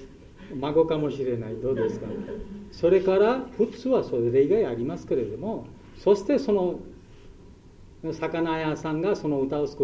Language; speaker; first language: Japanese; non-native, learner; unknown